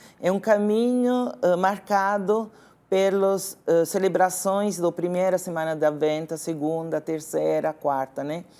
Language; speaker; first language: Portuguese; non-native, fluent; Italian